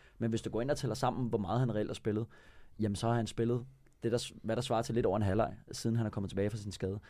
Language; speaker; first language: Danish; native; Danish